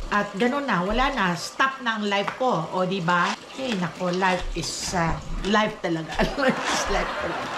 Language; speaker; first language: Filipino; native; Filipino